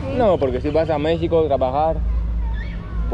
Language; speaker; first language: Spanish; non-native, learner; Greek